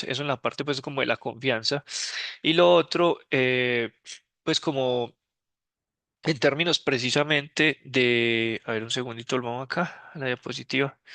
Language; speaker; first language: Spanish; native; Spanish